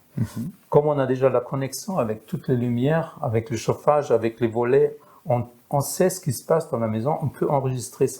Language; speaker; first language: French; non-native, fluent; German